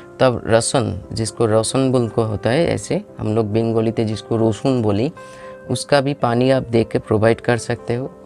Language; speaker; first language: Hindi; non-native, local second language; Bangla